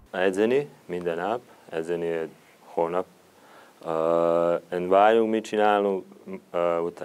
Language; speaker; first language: Hungarian; non-native, learner; Serbian